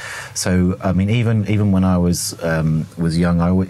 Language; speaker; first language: English; native; English